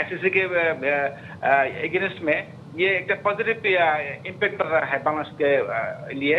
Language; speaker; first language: Hindi; non-native, fluent; Bangla